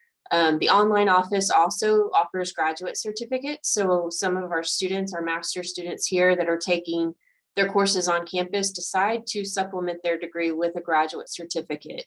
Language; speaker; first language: English; native; English